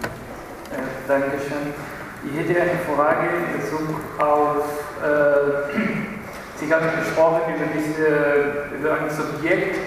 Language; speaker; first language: German; non-native, fluent; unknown